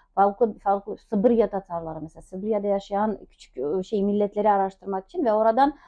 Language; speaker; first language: Turkish; non-native, fluent; Russian